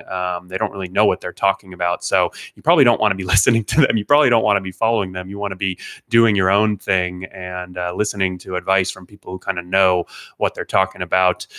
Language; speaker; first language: English; native; English